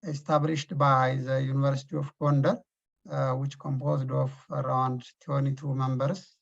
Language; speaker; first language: English; non-native, local second language; Amharic